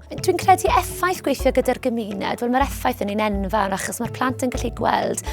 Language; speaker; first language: Welsh; native; Welsh